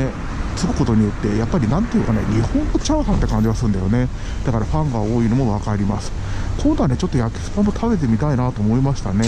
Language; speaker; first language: Japanese; native; Japanese